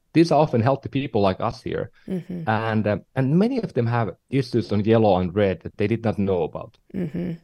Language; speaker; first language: English; non-native, fluent; Finnish